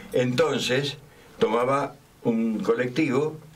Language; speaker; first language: Spanish; native; Spanish